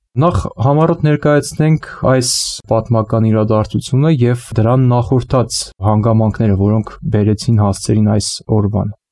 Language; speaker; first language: Armenian; native; Armenian